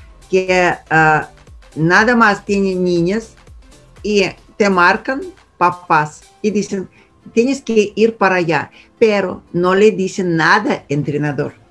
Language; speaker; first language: Spanish; non-native, fluent; Russian